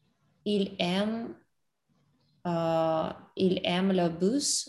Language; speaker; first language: French; non-native, learner; English